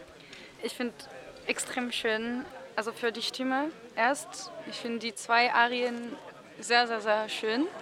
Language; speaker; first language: German; non-native, fluent; French